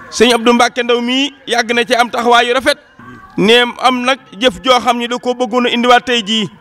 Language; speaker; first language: Wolof; native; Wolof